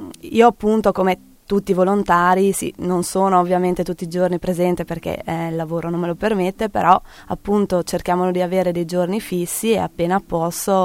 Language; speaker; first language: Italian; native; Italian